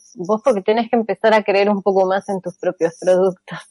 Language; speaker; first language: Spanish; native; Spanish